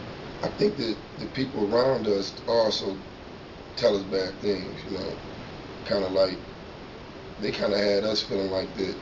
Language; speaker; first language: English; native; English